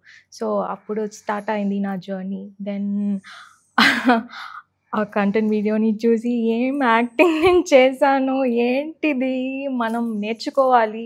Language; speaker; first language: Telugu; non-native, learner; Tamil